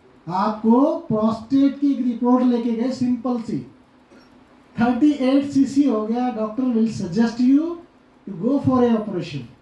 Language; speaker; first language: Hindi; native; Hindi